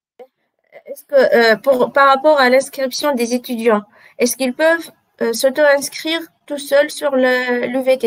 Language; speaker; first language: French; non-native, local second language; Arabic